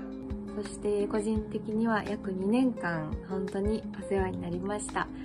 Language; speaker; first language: Japanese; non-native, fluent; Indonesian